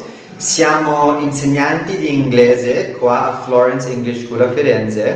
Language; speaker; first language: Italian; non-native, learner; English